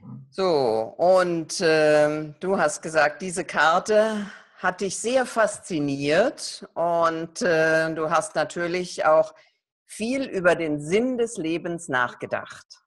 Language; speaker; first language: German; native; German